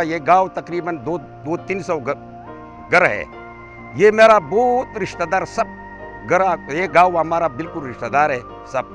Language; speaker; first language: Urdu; non-native, local second language; Pashto